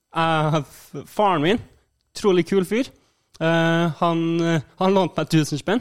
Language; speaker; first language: Norwegian; native; Norwegian